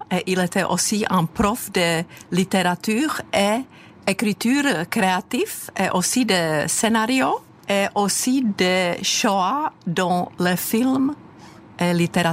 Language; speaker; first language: French; non-native, fluent; Czech